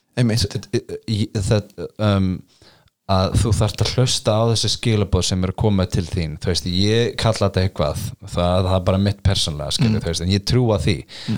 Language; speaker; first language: Icelandic; early bilingual, heritage; English